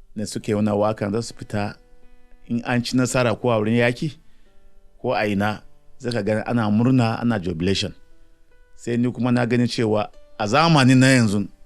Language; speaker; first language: Hausa; non-native, local second language; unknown